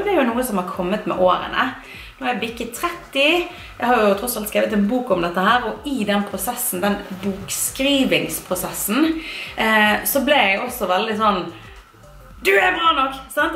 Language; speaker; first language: Norwegian; native; Norwegian